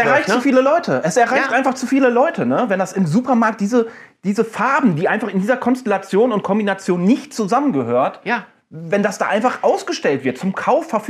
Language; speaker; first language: German; native; German